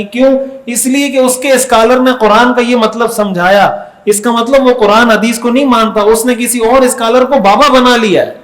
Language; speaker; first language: Urdu; native; Urdu